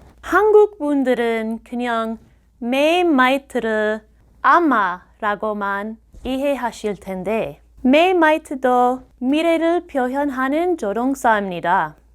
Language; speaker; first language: Korean; non-native, fluent; English